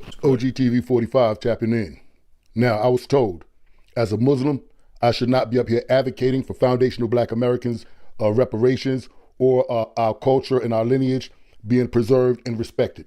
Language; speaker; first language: English; native; English